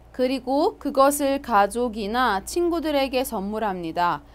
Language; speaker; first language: Korean; non-native, fluent; Arabic